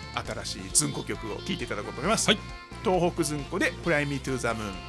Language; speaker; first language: Japanese; native; Japanese